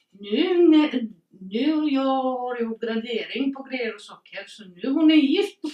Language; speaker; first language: Swedish; non-native, fluent; Bulgarian